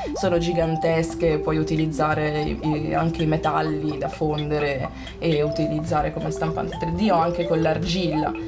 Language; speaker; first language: Italian; native; Italian